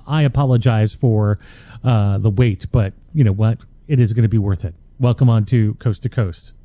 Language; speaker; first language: English; native; English